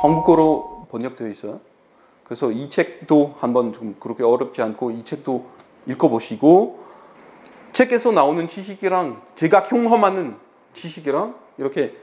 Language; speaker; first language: Korean; non-native, fluent; French